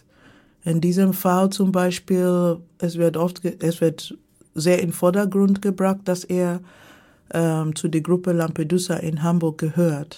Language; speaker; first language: German; non-native, fluent; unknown